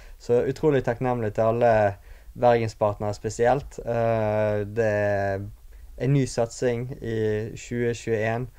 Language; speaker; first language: Norwegian; native; Norwegian